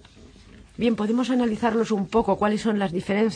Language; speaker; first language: Spanish; native; Spanish